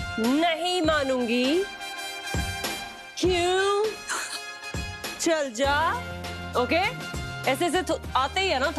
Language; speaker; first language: Hindi; native; Hindi